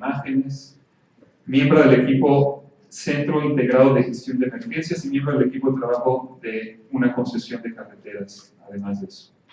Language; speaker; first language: Spanish; native; Spanish